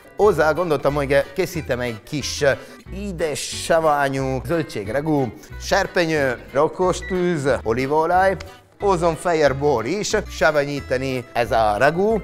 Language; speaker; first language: Hungarian; non-native, fluent; Italian